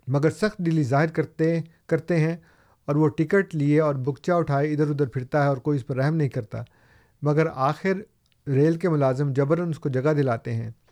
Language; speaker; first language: Urdu; native; Urdu